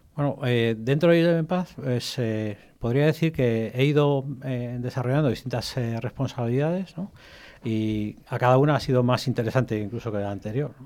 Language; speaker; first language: Spanish; native; Spanish